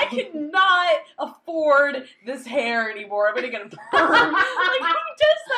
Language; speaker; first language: English; native; English